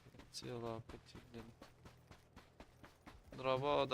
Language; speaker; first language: Russian; non-native, local second language; Yakut